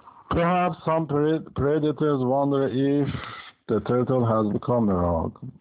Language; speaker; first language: English; non-native, fluent; Persian